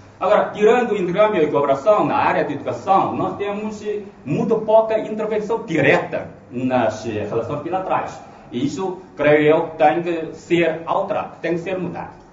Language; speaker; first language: Portuguese; non-native, fluent; Chinese